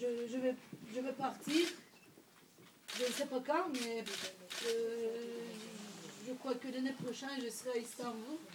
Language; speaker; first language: French; non-native, fluent; Turkish